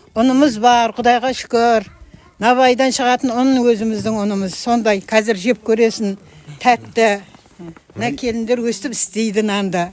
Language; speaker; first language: Kazakh; early bilingual, heritage; Kazakh